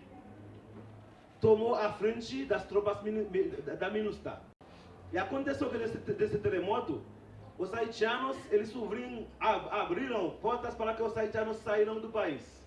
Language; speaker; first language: Portuguese; non-native, fluent; Haitian Creole